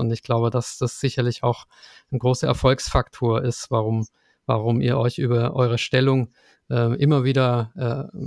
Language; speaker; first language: German; native; German